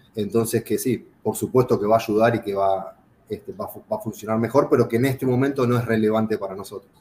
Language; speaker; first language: Spanish; native; Spanish